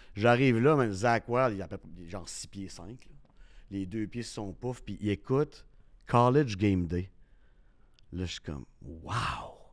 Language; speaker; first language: French; native; French